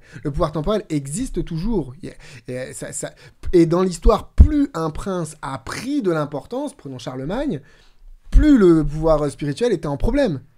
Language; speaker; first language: French; native; French